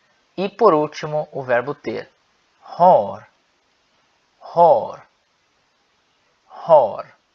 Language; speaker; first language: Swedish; non-native, learner; Portuguese